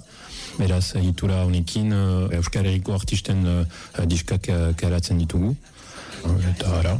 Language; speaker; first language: Basque; non-native, fluent; Italian